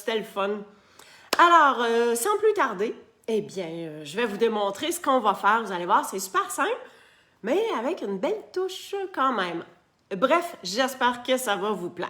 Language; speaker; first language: French; native; French